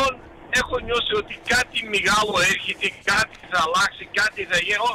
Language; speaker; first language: Greek; early bilingual, heritage; Greek